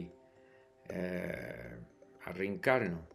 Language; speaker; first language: Spanish; non-native, fluent; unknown